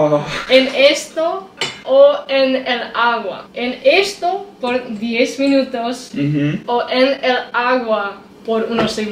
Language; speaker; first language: Spanish; non-native, learner; English